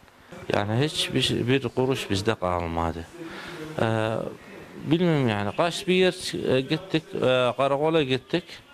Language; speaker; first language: Turkish; non-native, learner; Arabic